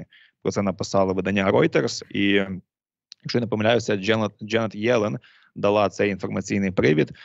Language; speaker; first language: Ukrainian; native; Ukrainian